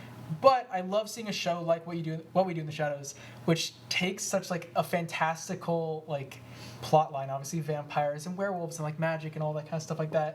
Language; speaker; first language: English; native; English